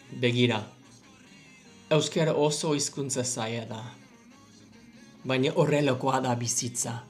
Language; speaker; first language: Basque; non-native, learner; English